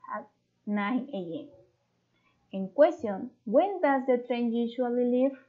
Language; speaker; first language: English; non-native, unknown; Spanish